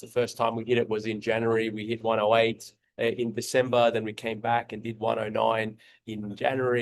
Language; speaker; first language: English; native; English